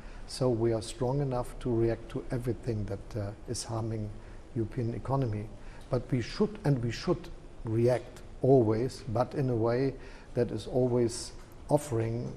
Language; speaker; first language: English; non-native, fluent; German